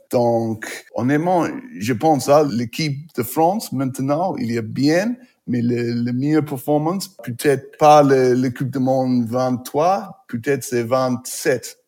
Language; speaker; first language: French; non-native, learner; English